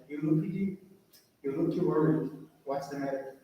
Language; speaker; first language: English; non-native, learner; Portuguese